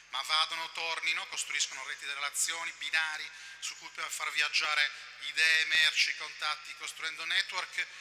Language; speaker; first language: Italian; native; Italian